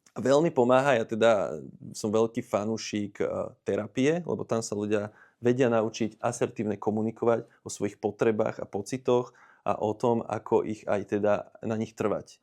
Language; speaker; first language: Slovak; native; Slovak